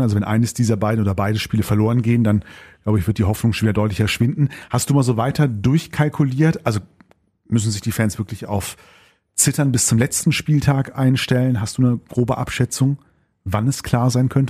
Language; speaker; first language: German; native; German